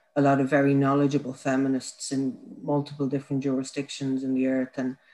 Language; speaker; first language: English; native; English